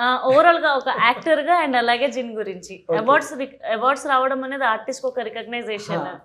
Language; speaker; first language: Telugu; native; Telugu